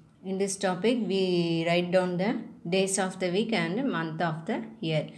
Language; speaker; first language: English; non-native, local second language; Tamil